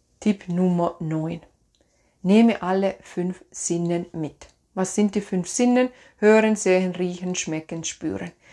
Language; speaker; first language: German; non-native, fluent; Finnish